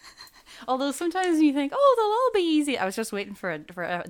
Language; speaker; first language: English; native; English